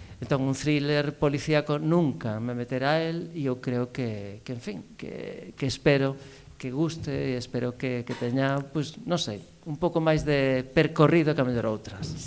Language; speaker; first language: Galician; non-native, local second language; Spanish